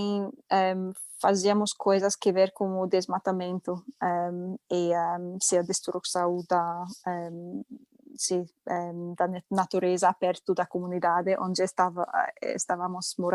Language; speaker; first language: Portuguese; non-native, fluent; English